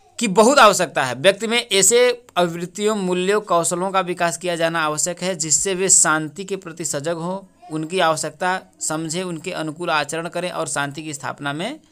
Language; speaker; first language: Hindi; native; Hindi